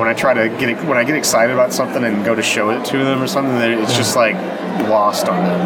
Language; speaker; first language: English; native; English